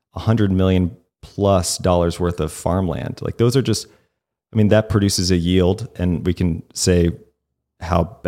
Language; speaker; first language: English; native; English